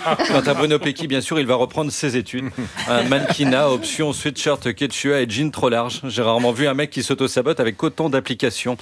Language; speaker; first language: French; native; French